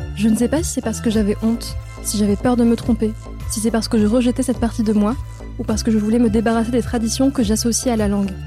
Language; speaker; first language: French; early bilingual, other home language; Arabic